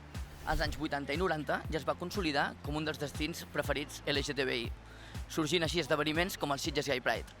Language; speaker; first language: Catalan; native; Catalan